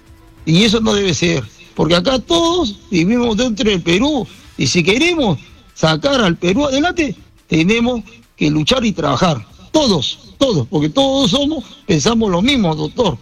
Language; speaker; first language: Spanish; native; Spanish